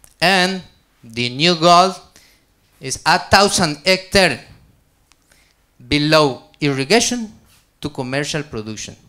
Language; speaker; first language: English; non-native, learner; Spanish